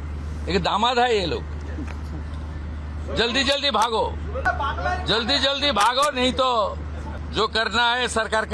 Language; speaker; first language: Hindi; non-native, local second language; Bangla